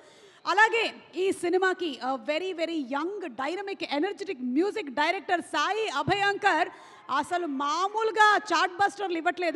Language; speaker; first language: Telugu; native; Telugu